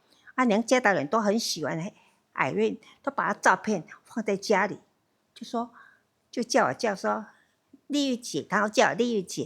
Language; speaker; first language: Chinese; early bilingual, heritage; Chinese